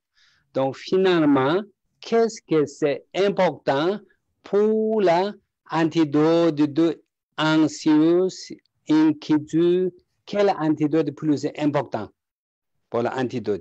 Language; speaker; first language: French; non-native, learner; Tibetan